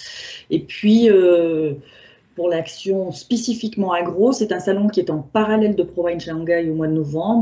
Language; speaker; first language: French; native; French